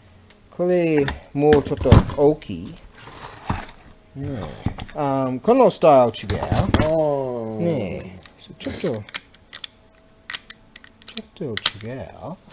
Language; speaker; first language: Japanese; non-native, learner; English